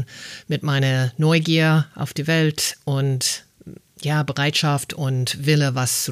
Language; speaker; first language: German; non-native, fluent; English